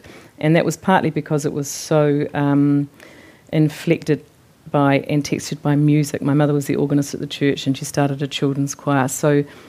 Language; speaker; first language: English; native; English